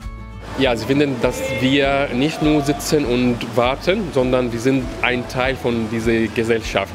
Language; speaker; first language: German; non-native, learner; Arabic